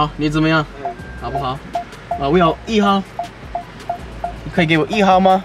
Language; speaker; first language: Chinese; non-native, learner; English